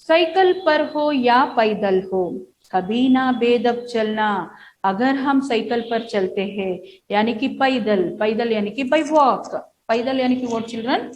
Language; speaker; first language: Hindi; non-native, local second language; Kannada